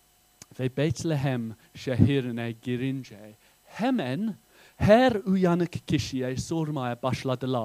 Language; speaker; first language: Turkish; non-native, fluent; English